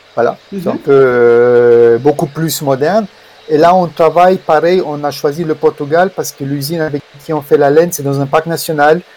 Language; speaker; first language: French; non-native, fluent; Romanian